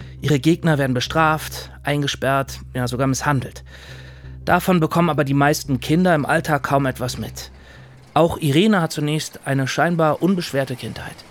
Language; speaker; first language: German; native; German